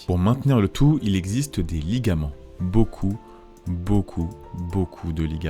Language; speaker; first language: French; native; French